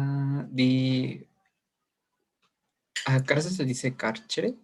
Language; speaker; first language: Italian; non-native, learner; Spanish